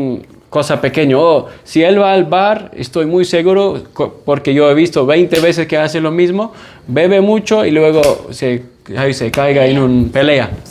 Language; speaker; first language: Spanish; non-native, fluent; English